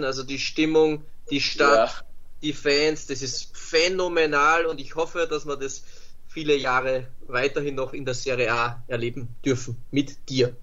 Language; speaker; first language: German; native; German